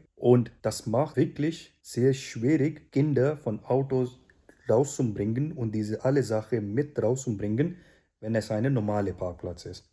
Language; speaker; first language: German; non-native, learner; Urdu